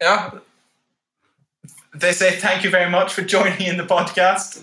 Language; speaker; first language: English; native; English